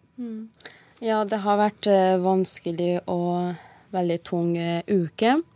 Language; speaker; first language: Norwegian; non-native, fluent; Persian